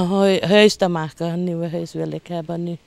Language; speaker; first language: Dutch; non-native, local second language; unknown